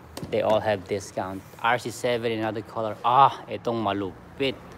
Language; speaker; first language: English; non-native, local second language; Filipino